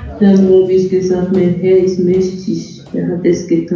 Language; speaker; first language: German; non-native, fluent; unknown